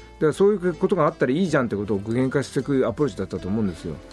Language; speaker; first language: Japanese; native; Japanese